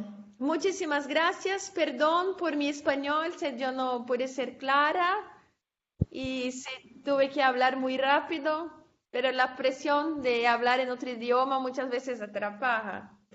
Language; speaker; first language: Spanish; non-native, fluent; Portuguese